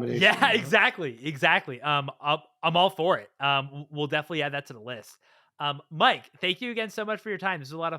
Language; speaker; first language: English; native; English